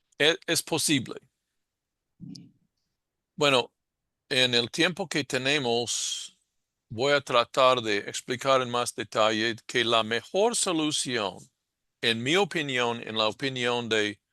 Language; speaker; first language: Spanish; non-native, fluent; English